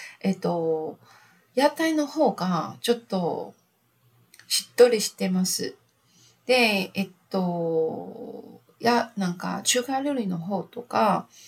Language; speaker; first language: Japanese; non-native, learner; Chinese